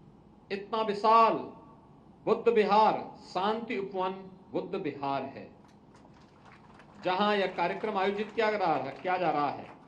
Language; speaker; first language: Hindi; native; Hindi